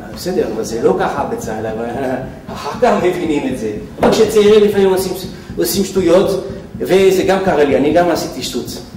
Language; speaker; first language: Hebrew; non-native, fluent; French